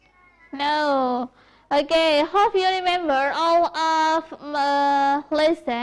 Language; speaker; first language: English; non-native, fluent; Indonesian